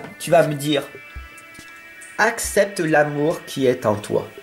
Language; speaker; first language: French; native; French